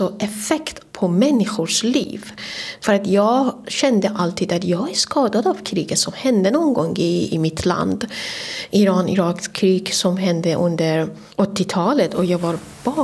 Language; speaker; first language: Swedish; non-native, fluent; Persian